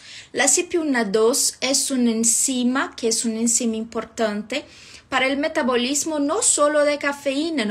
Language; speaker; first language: Spanish; non-native, fluent; Portuguese